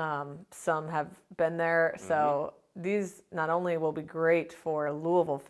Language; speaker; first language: English; native; English